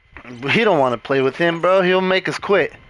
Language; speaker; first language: English; native; English